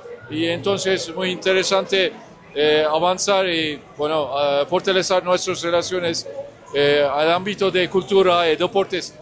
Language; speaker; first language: Spanish; non-native, learner; Turkish